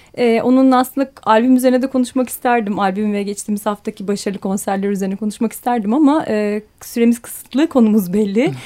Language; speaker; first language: Turkish; native; Turkish